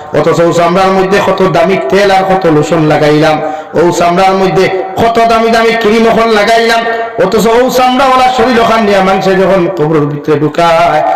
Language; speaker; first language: Bangla; native; Bangla